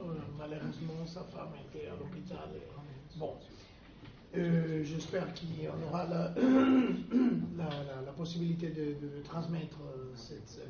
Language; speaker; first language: French; non-native, fluent; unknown